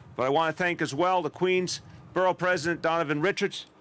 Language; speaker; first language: English; native; English